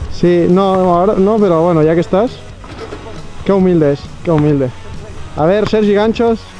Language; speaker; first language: Spanish; native; Spanish